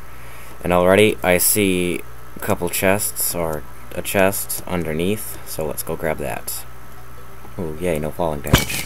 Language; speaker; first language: English; native; English